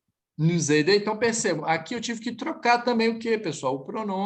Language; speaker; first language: Portuguese; native; Portuguese